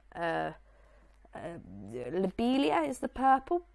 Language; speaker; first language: English; native; English